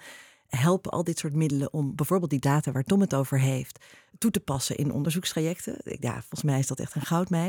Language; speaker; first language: Dutch; native; Dutch